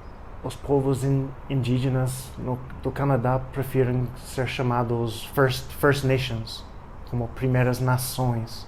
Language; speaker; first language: Portuguese; non-native, fluent; English